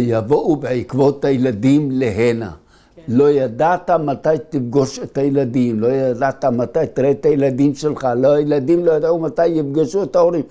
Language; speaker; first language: Hebrew; early bilingual, other home language; Arabic